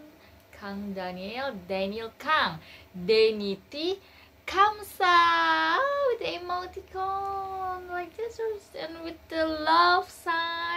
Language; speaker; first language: English; non-native, learner; Indonesian